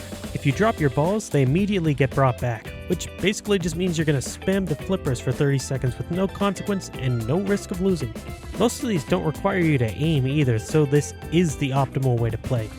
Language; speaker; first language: English; native; English